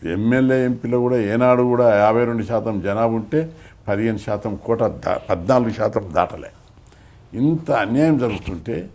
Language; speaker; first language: Telugu; native; Telugu